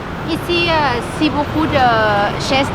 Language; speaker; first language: French; non-native, learner; Thai